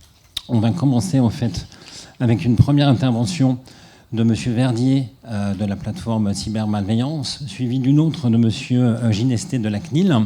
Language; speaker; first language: French; native; French